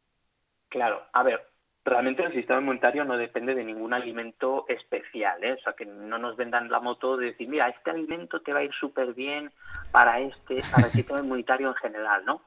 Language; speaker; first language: Spanish; native; Spanish